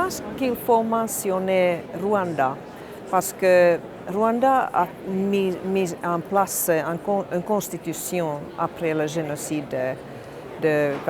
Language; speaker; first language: French; non-native, fluent; Finnish